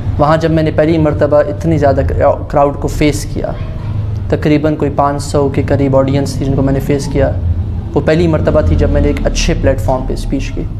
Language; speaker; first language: Urdu; non-native, local second language; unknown